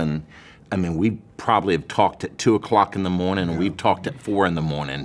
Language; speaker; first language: English; native; English